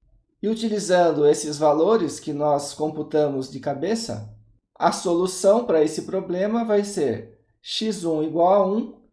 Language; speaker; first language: Portuguese; native; Portuguese